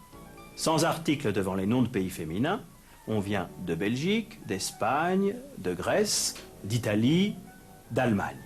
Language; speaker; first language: French; native; French